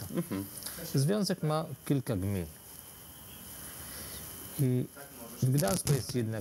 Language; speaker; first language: Polish; non-native, fluent; Arabic